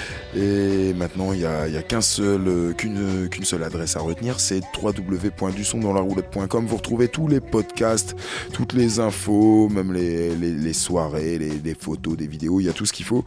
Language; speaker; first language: French; native; French